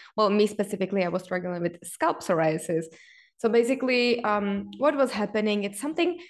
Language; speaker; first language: English; non-native, fluent; Czech